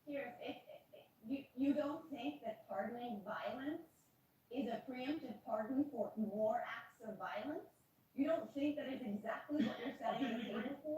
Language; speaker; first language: English; native; English